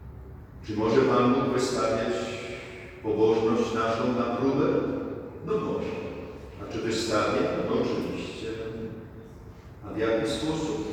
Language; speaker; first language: Polish; native; Polish